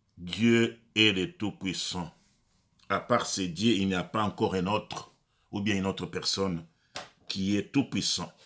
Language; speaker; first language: French; non-native, local second language; Lingala